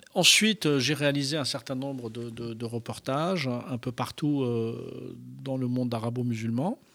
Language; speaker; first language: French; non-native, local second language; Arabic